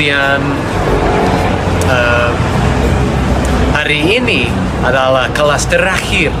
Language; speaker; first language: Indonesian; non-native, learner; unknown